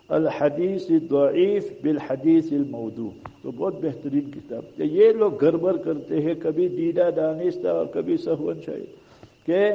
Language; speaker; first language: Urdu; non-native, local second language; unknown